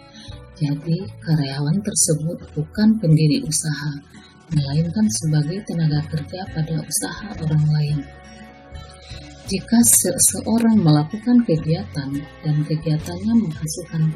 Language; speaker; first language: Indonesian; native; Indonesian